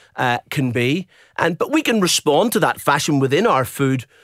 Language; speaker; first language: English; native; English